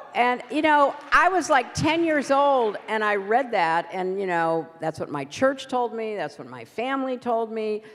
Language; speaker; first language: English; native; English